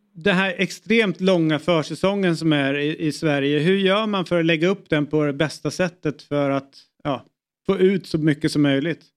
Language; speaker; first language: Swedish; native; Swedish